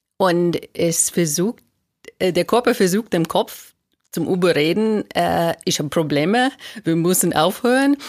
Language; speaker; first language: German; non-native, fluent; English